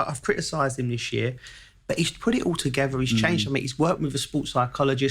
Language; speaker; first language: English; native; English